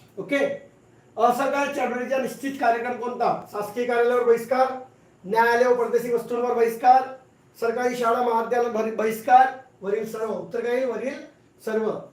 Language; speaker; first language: Marathi; non-native, local second language; Hindi